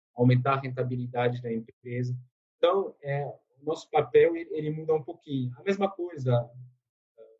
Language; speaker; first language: Portuguese; non-native, fluent; French